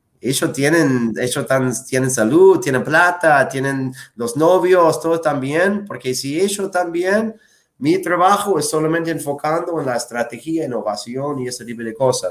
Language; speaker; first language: Spanish; non-native, fluent; English